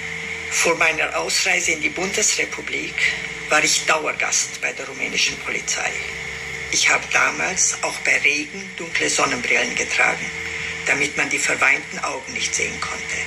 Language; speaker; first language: German; non-native, fluent; Romanian